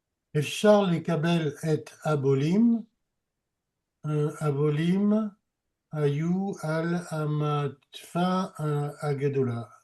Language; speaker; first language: Hebrew; non-native, learner; French